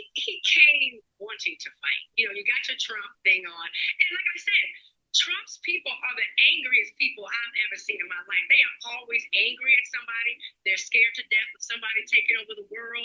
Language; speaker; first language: English; native; English